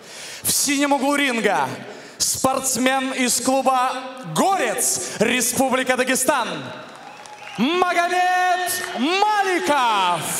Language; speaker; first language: Russian; native; Russian